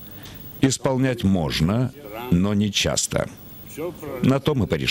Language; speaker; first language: Russian; native; Russian